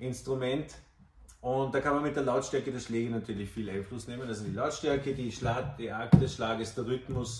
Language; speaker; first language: German; native; German